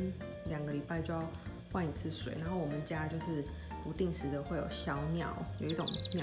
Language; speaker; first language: Chinese; native; Chinese